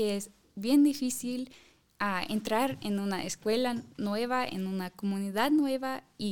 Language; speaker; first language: Spanish; non-native, fluent; English